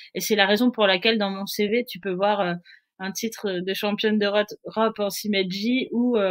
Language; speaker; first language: French; native; French